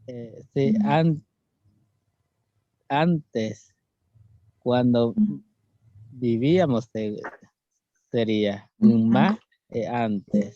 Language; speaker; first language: Spanish; non-native, local second language; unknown